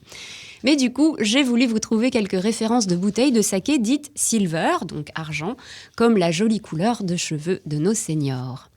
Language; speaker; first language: French; native; French